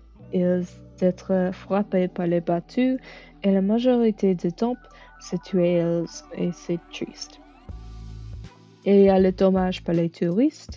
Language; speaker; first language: French; non-native, learner; English